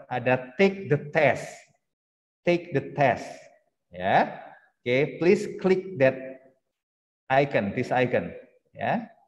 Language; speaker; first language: English; non-native, fluent; Indonesian